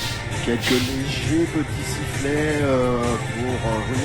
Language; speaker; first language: French; native; French